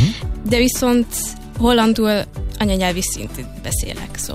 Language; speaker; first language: Hungarian; early bilingual, heritage; Hungarian